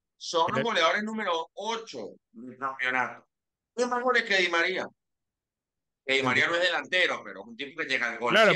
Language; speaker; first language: Spanish; native; Spanish